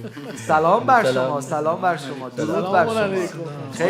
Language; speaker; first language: Persian; native; Persian